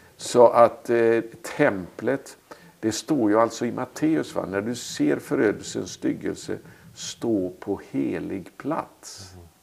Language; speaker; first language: Swedish; native; Swedish